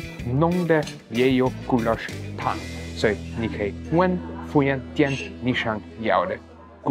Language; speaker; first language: Chinese; non-native, fluent; German